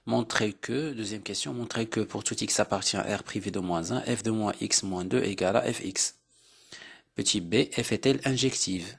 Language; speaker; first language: French; non-native, local second language; Arabic